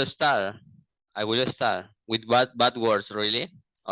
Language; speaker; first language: English; non-native, learner; Portuguese